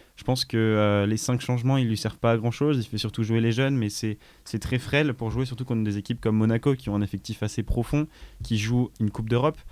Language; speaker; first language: French; native; French